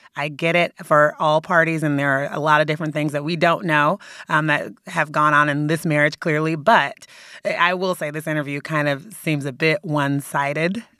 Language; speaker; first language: English; native; English